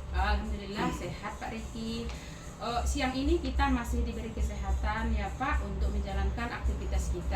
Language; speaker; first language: Indonesian; native; Indonesian